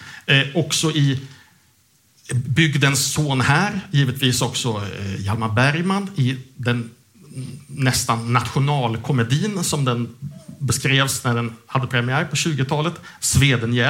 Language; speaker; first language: Swedish; native; Swedish